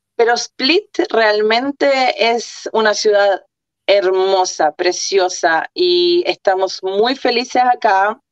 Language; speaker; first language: Spanish; early bilingual, other home language; Croatian